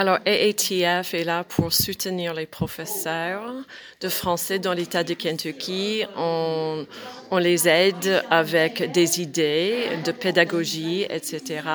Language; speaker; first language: French; non-native, learner; English